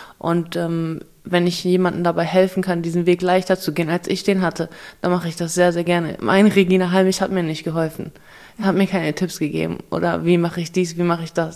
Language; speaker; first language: German; early bilingual, other home language; Russian